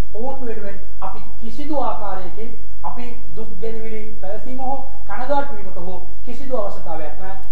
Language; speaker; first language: Sinhala; non-native, local second language; Tamil